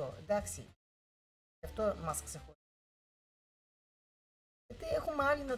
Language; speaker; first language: Greek; non-native, learner; Russian